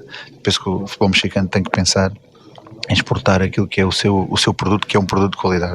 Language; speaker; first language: Portuguese; native; Portuguese